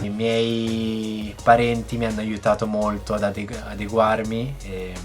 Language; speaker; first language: Italian; early bilingual, other home language; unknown